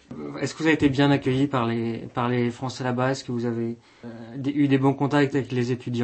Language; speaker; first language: French; native; French